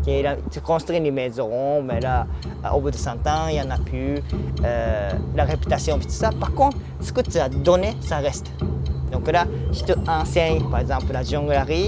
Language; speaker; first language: French; non-native, fluent; Japanese